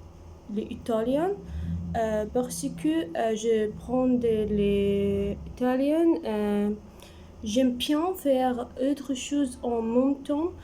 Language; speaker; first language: French; non-native, learner; Arabic